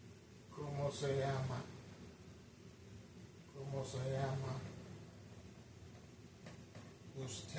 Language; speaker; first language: Spanish; non-native, learner; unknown